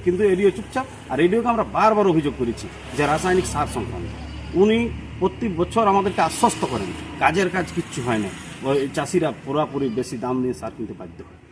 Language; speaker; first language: Bangla; native; Bangla